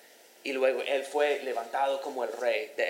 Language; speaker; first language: Spanish; non-native, fluent; English